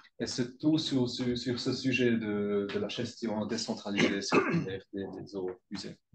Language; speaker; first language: French; non-native, local second language; German